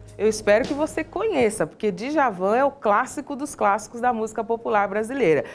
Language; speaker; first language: Portuguese; native; Portuguese